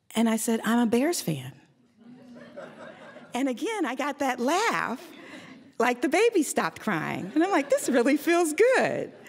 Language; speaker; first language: English; native; English